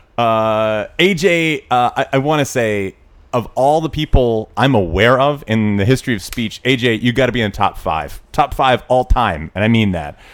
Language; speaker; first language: English; native; English